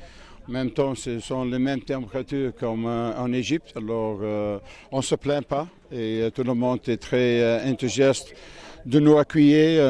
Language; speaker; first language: French; non-native, fluent; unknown